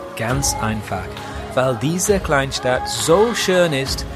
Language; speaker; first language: German; non-native, fluent; English